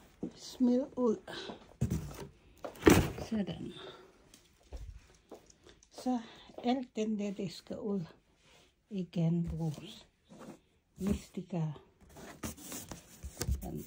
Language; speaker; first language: Danish; non-native, learner; Filipino